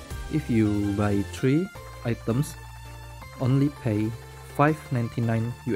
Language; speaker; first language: English; non-native, learner; Indonesian